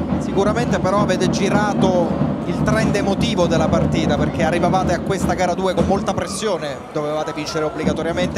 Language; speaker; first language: Italian; native; Italian